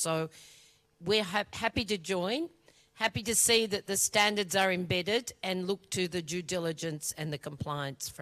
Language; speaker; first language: English; native; English